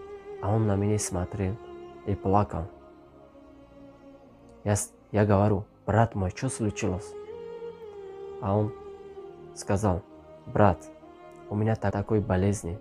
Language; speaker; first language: Russian; non-native, learner; Tajik